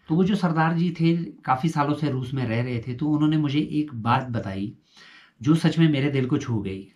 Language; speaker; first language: Hindi; native; Hindi